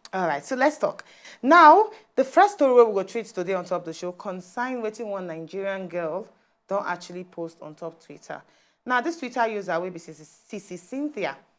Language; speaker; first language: Nigerian Pidgin; native; Nigerian Pidgin